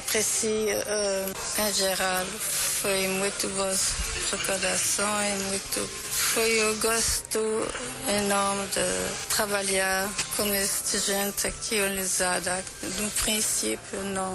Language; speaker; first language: Portuguese; non-native, learner; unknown